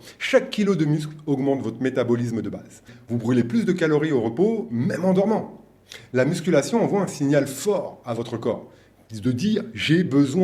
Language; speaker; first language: French; native; French